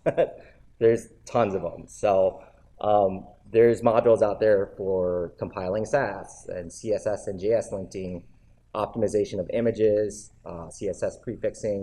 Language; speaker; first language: English; native; English